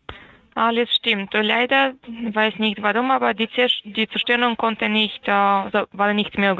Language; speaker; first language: German; non-native, learner; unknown